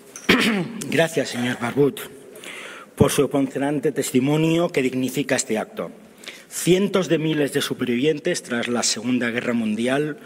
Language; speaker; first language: Spanish; native; Spanish